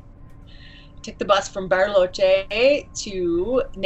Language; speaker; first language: English; native; English